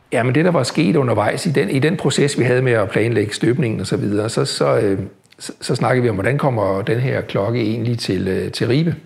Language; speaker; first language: Danish; native; Danish